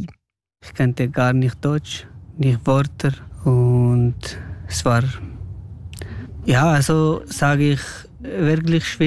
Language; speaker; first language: German; non-native, learner; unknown